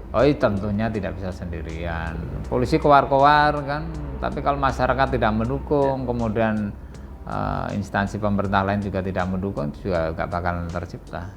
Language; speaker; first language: Indonesian; native; Indonesian